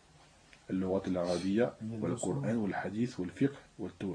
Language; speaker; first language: Arabic; non-native, fluent; French